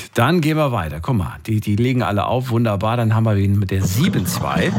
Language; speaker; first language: German; native; German